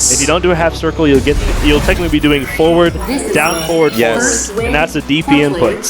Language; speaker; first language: English; native; English